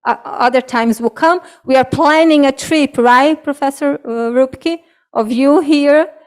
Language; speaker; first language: English; non-native, fluent; Portuguese